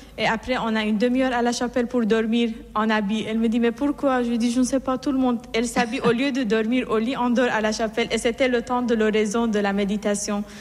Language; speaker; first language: French; non-native, fluent; Persian